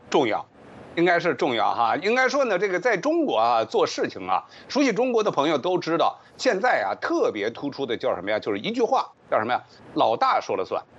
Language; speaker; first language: Chinese; native; Chinese